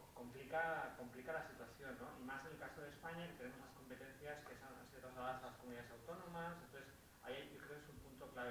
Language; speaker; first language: Spanish; native; Spanish